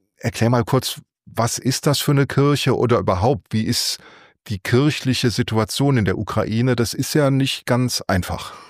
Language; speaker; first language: German; native; German